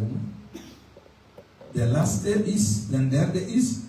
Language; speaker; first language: Dutch; non-native, learner; French